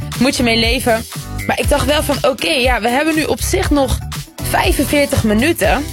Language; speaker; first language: Dutch; early bilingual, other home language; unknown